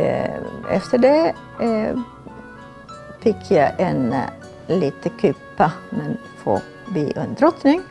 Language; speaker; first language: Swedish; non-native, fluent; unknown